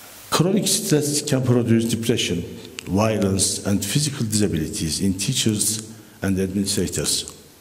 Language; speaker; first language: English; non-native, fluent; Turkish